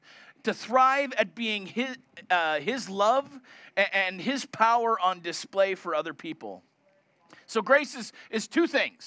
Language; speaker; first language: English; native; English